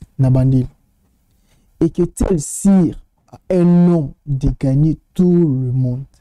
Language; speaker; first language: French; non-native, local second language; Lingala